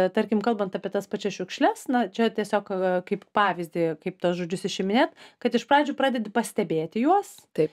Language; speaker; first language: Lithuanian; native; Lithuanian